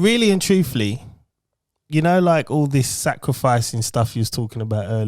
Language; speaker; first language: English; native; English